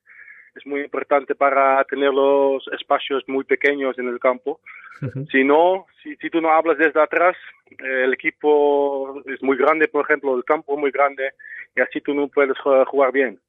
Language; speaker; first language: Spanish; non-native, fluent; Dutch